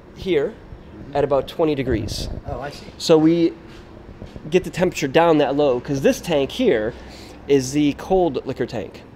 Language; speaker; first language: English; native; English